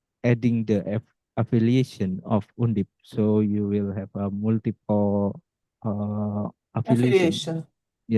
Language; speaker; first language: English; non-native, fluent; Indonesian